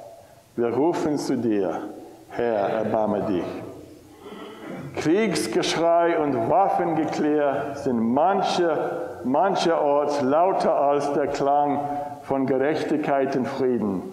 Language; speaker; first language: German; non-native, fluent; English